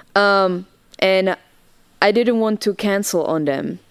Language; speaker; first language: English; non-native, fluent; Czech